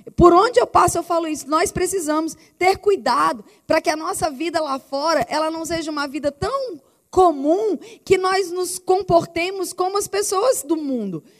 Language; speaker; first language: Portuguese; native; Portuguese